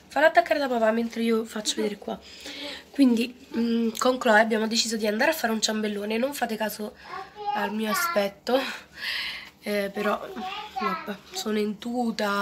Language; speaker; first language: Italian; native; Italian